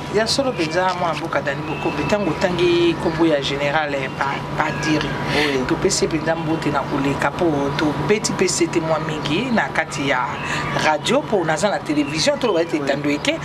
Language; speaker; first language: Lingala; native; Lingala